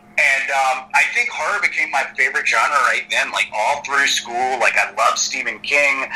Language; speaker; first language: English; native; English